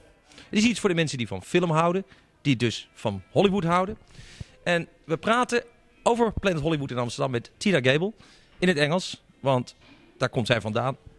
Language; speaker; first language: Dutch; native; Dutch